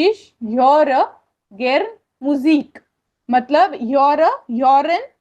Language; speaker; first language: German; non-native, learner; Hindi